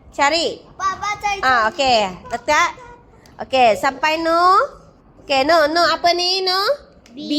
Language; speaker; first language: Malay; non-native, local second language; Chinese